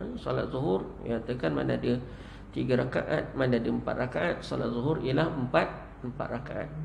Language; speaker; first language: Malay; native; Malay